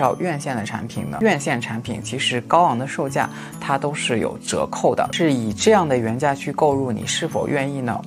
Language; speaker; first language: Chinese; native; Chinese